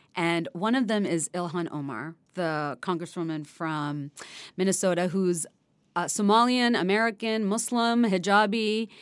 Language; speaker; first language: English; non-native, local second language; Bangla